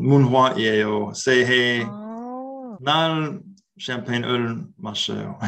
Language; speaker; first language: Korean; non-native, learner; English